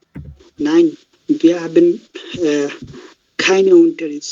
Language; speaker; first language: German; non-native, learner; Bangla